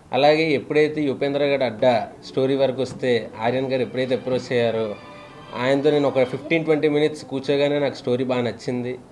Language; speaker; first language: Telugu; native; Telugu